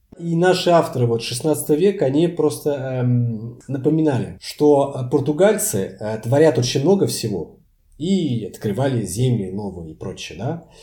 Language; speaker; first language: Russian; non-native, fluent; Portuguese